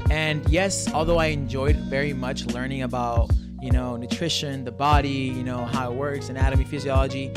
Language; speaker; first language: English; early bilingual, other home language; Spanish